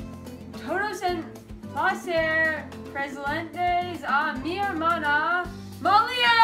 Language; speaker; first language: Spanish; non-native, learner; English